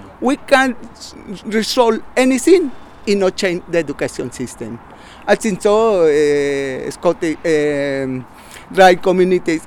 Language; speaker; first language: English; non-native, learner; Spanish